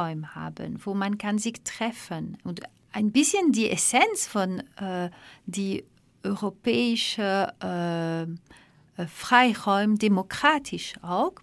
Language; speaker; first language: German; non-native, learner; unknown